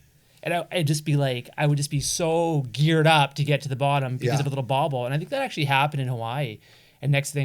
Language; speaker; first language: English; native; English